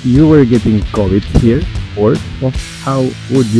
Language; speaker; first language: English; non-native, fluent; Spanish